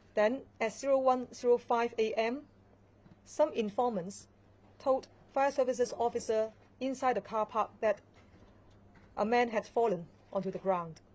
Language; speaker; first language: English; non-native, local second language; Chinese